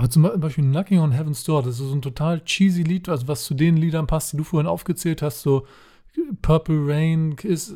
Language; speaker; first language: German; native; German